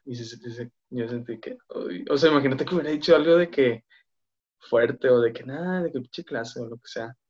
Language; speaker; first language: Spanish; native; Spanish